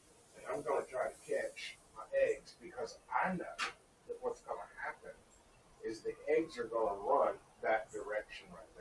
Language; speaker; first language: English; native; English